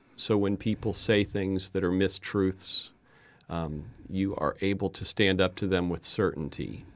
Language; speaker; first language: English; native; English